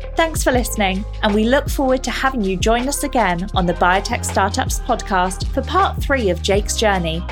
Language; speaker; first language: English; early bilingual, other home language; Spanish